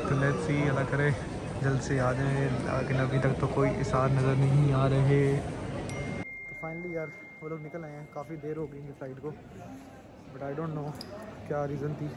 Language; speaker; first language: Urdu; native; Urdu